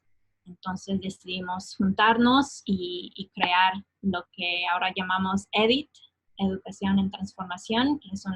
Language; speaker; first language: Spanish; non-native, fluent; English